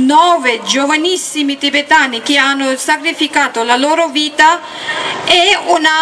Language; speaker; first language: Italian; non-native, learner; Tibetan